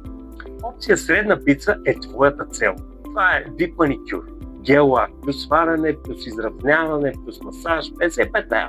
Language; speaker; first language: Bulgarian; native; Bulgarian